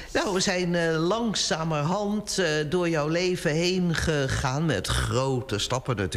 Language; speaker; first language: Dutch; native; Dutch